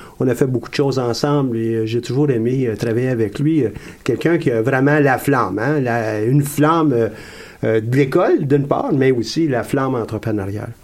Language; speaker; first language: French; native; French